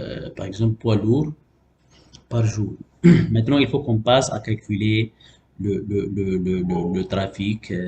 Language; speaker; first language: French; non-native, local second language; Arabic